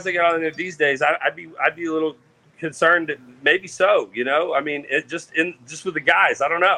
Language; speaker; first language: English; native; English